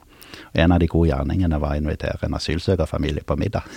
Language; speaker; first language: Norwegian; native; Norwegian